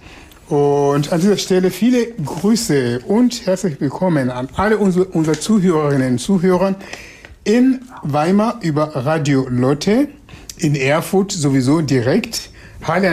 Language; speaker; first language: German; non-native, fluent; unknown